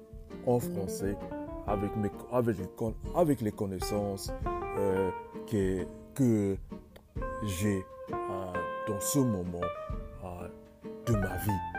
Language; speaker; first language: French; non-native, learner; English